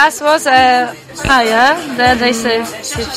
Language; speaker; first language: English; non-native, learner; German